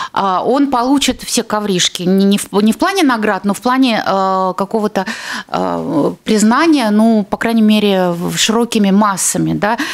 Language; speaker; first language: Russian; native; Russian